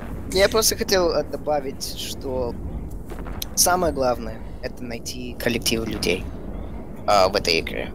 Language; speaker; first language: Russian; early bilingual, heritage; Russian